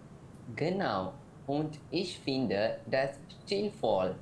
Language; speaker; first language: German; non-native, learner; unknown